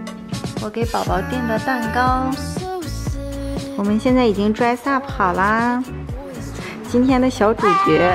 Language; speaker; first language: Chinese; native; Chinese